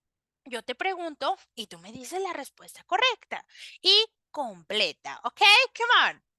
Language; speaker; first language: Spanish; native; Spanish